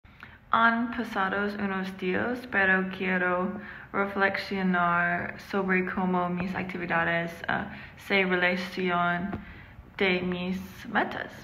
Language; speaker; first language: Spanish; non-native, learner; English